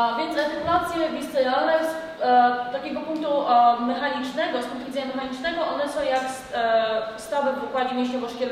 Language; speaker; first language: Polish; native; Polish